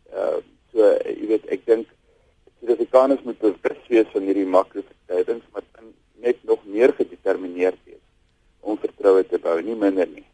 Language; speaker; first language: Afrikaans; native; Afrikaans